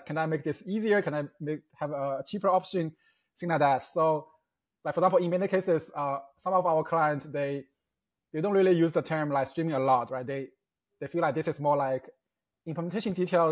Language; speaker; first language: English; non-native, fluent; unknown